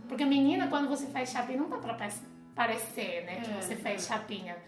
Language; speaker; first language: Portuguese; non-native, fluent; Chinese